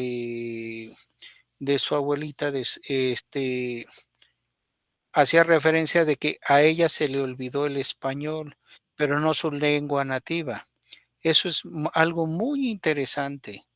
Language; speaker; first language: Spanish; native; Spanish